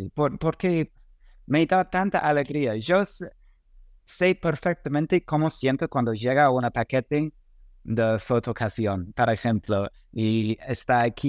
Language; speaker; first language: Spanish; non-native, fluent; English